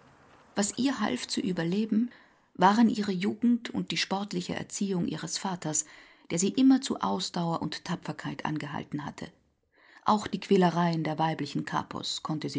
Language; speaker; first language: German; native; German